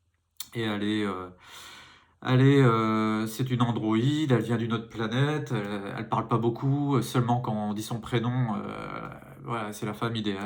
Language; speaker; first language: French; native; French